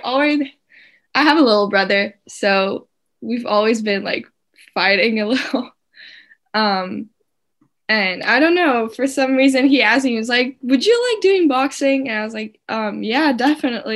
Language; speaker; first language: English; non-native, fluent; French